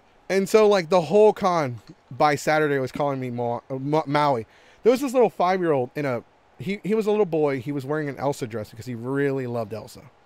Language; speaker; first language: English; early bilingual, other home language; Spanish